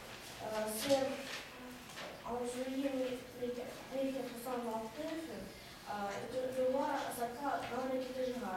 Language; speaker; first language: French; non-native, learner; Russian